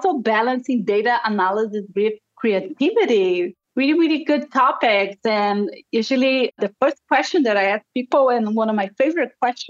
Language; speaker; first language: English; non-native, fluent; Portuguese